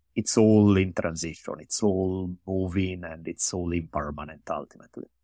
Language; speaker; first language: English; non-native, fluent; Italian